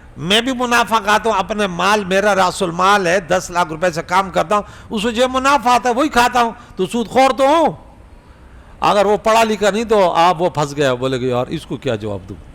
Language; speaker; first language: Urdu; non-native, local second language; Pashto